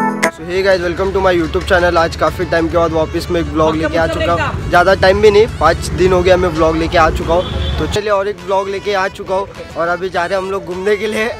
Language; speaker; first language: Hindi; non-native, local second language; Marathi